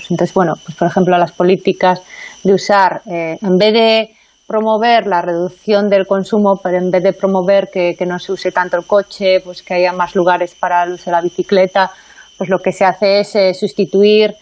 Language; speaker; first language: Spanish; native; Spanish